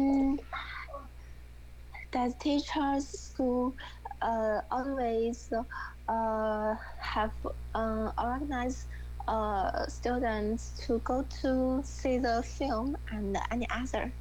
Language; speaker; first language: English; non-native, learner; Chinese